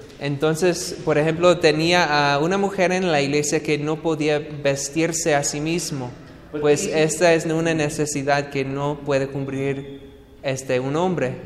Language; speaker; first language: Spanish; non-native, fluent; English